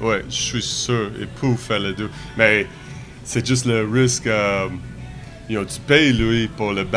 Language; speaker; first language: French; non-native, learner; English